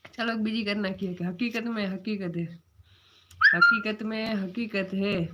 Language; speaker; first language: Hindi; non-native, local second language; Gujarati